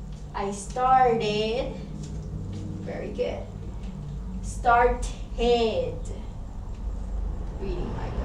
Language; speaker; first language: English; non-native, fluent; Spanish